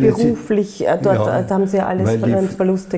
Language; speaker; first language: German; native; German